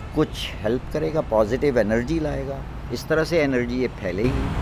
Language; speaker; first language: Hindi; native; Hindi